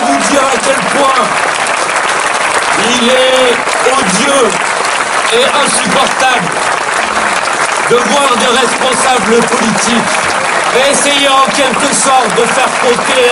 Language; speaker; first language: French; native; French